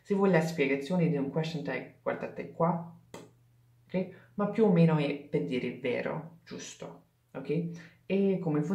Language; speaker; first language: Italian; non-native, fluent; English